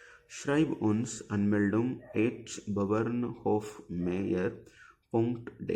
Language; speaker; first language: German; non-native, fluent; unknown